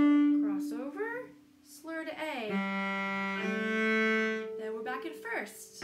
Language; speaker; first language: English; native; English